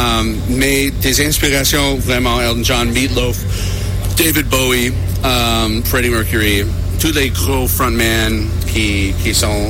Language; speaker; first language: French; non-native, learner; English